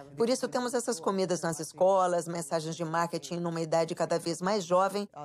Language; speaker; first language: Portuguese; non-native, fluent; English